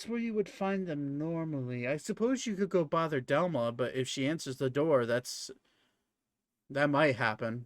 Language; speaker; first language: English; native; English